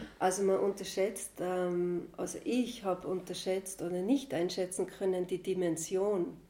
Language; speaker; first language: German; native; German